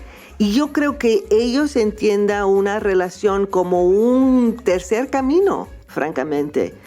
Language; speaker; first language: Spanish; non-native, fluent; English